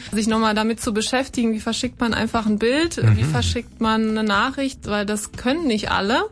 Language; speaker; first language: German; native; German